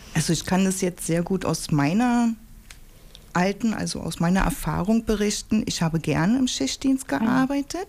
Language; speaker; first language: German; native; German